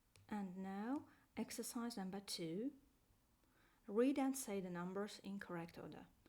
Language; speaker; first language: English; non-native, fluent; Azerbaijani